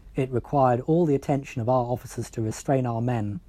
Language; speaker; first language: English; native; English